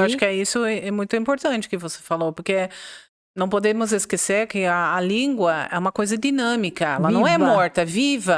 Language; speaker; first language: Portuguese; non-native, fluent; Dutch